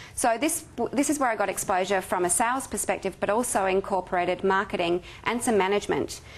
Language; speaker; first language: English; native; English